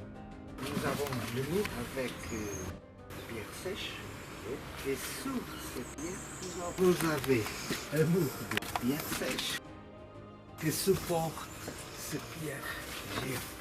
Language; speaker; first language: French; non-native, learner; Portuguese